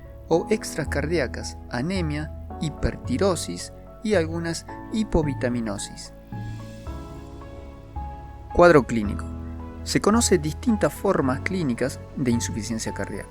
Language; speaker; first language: Spanish; native; Spanish